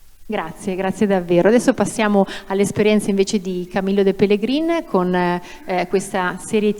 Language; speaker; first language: Italian; native; Italian